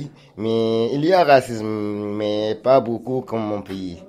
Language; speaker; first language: French; non-native, learner; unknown